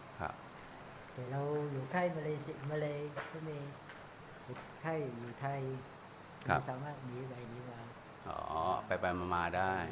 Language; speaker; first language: Thai; native; Thai